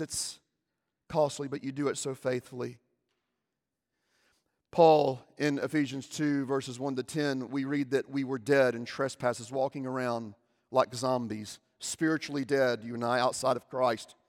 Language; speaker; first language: English; native; English